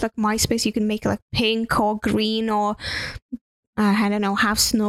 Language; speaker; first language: English; non-native, fluent; Russian